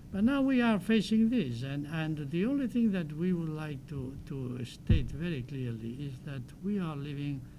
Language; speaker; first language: English; non-native, fluent; Spanish